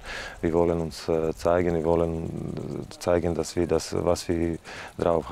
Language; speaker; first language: German; non-native, fluent; Serbian